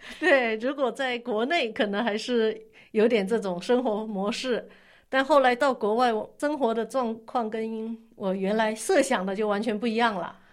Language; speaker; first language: Chinese; non-native, local second language; Min Nan Chinese